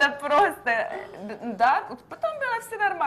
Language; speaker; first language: Russian; non-native, learner; Hungarian